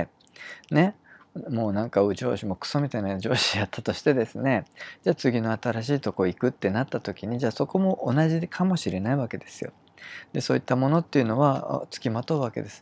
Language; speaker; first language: Japanese; native; Japanese